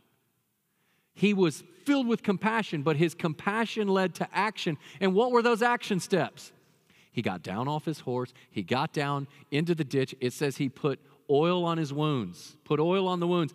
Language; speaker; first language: English; native; English